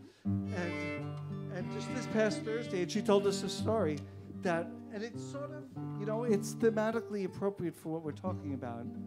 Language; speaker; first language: English; native; English